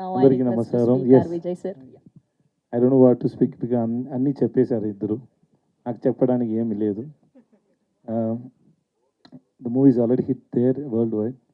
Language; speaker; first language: Telugu; non-native, learner; Tamil